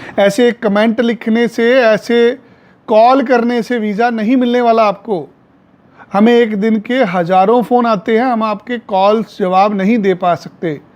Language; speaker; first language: Hindi; non-native, local second language; Punjabi